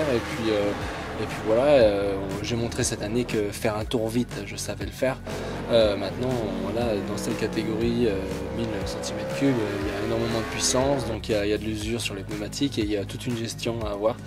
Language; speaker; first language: French; native; French